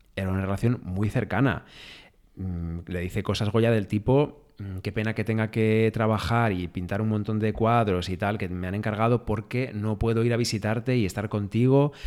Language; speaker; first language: Spanish; non-native, local second language; Galician